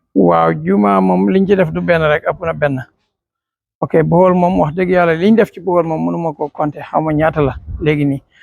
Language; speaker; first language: Wolof; native; Wolof